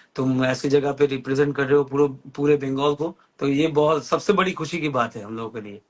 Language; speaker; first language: Hindi; non-native, local second language; Bangla